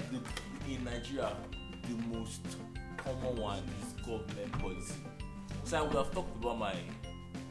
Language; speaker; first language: English; non-native, local second language; Igbo